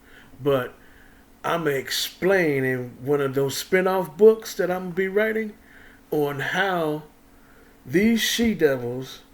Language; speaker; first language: English; native; English